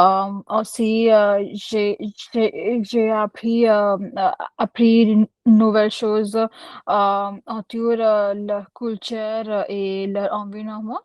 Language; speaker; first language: French; non-native, learner; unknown